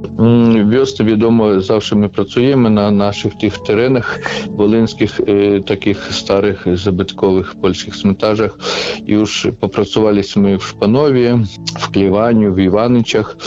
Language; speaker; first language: Polish; early bilingual, heritage; Polish